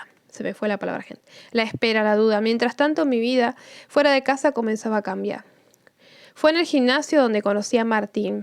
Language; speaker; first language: Spanish; native; Spanish